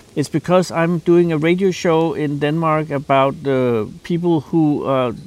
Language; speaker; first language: English; non-native, fluent; Danish